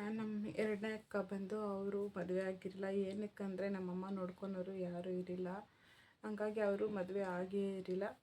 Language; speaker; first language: Kannada; non-native, local second language; Telugu